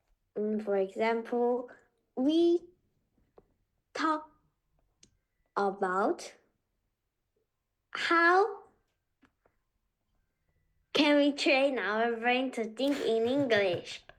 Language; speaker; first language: English; non-native, learner; Korean